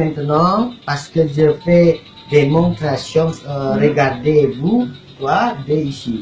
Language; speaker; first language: French; non-native, learner; Indonesian